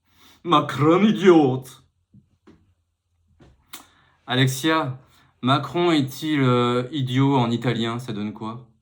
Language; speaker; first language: French; native; French